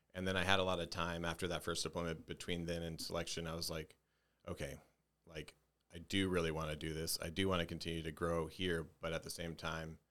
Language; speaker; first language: English; native; English